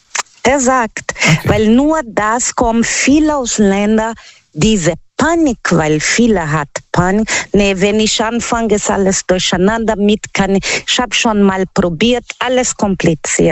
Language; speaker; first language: German; non-native, fluent; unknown